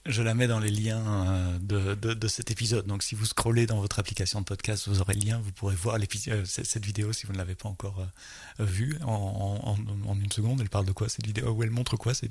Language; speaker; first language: French; native; French